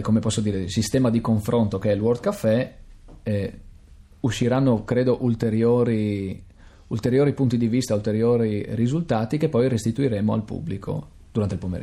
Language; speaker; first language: Italian; native; Italian